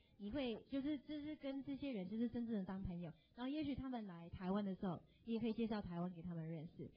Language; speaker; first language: Chinese; non-native, fluent; English